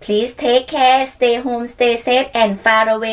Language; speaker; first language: English; non-native, learner; Thai